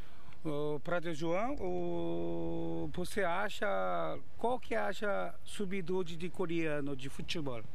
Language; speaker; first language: Portuguese; non-native, learner; Korean